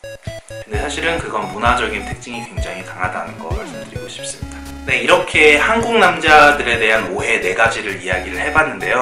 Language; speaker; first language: Korean; native; Korean